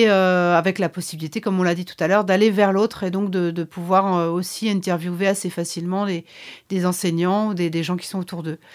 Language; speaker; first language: French; native; French